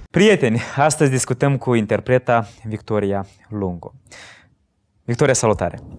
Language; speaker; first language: Romanian; native; Romanian